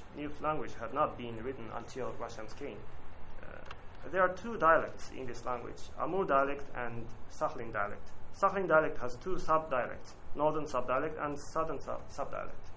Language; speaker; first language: English; non-native, learner; Japanese